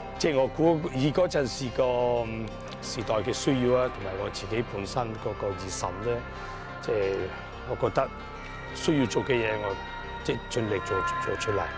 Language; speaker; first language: Cantonese; non-native, fluent; Italian